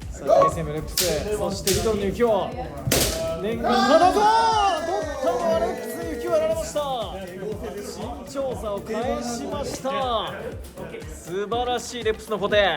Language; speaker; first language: Japanese; native; Japanese